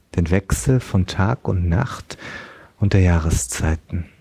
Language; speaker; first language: German; native; German